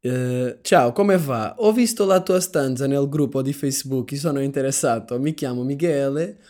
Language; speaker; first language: Italian; non-native, learner; Portuguese